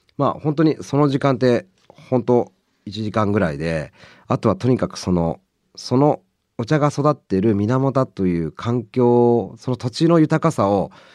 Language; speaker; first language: Japanese; native; Japanese